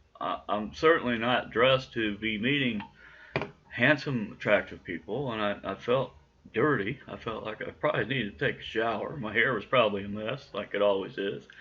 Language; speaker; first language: English; native; English